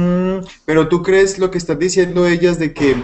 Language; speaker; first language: Spanish; native; Spanish